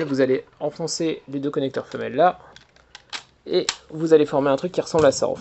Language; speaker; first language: French; native; French